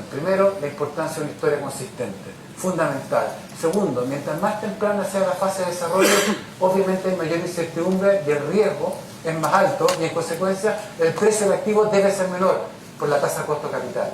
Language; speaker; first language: Spanish; native; Spanish